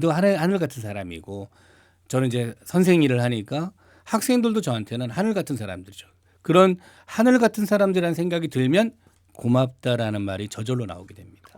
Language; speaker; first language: Korean; native; Korean